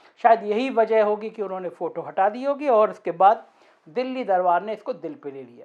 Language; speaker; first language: Hindi; native; Hindi